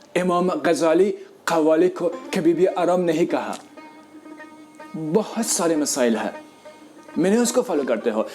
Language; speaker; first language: Urdu; non-native, fluent; Persian